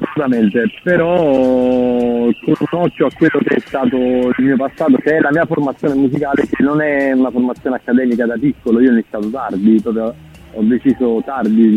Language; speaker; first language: Italian; native; Italian